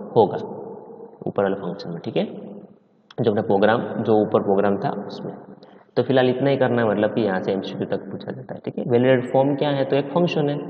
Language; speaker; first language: Hindi; non-native, local second language; Gujarati